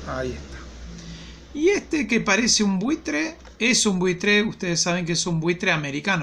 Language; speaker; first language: Spanish; native; Spanish